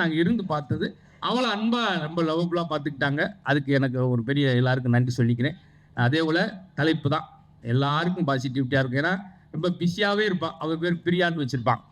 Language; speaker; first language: Tamil; native; Tamil